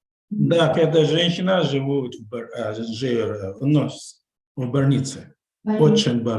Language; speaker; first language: Russian; non-native, learner; Chinese